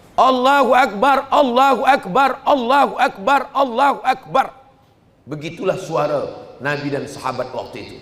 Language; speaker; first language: Malay; native; Malay